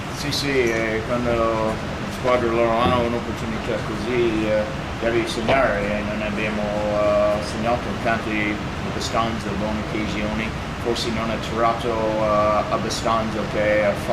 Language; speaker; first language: Italian; non-native, fluent; English